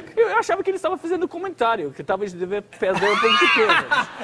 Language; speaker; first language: Portuguese; non-native, fluent; English